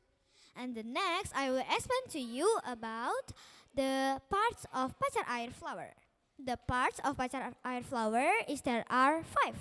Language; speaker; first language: English; non-native, learner; Indonesian